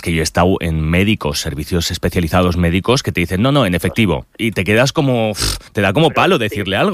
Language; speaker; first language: Spanish; native; Spanish